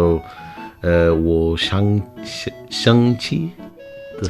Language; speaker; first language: Chinese; non-native, learner; English